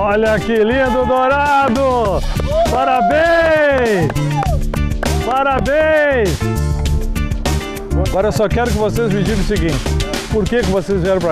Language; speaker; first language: Portuguese; native; Portuguese